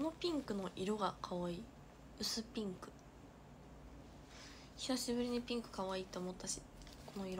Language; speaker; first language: Japanese; native; Japanese